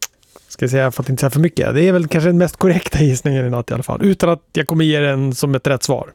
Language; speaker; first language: Swedish; native; Swedish